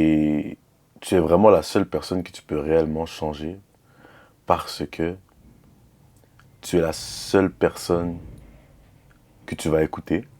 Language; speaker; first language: French; native; French